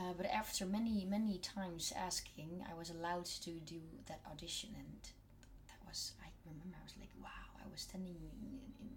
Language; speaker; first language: English; non-native, fluent; Dutch